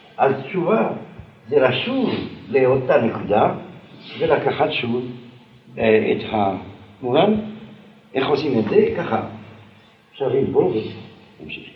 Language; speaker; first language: Hebrew; non-native, fluent; French